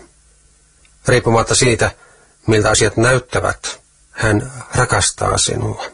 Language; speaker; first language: Finnish; native; Finnish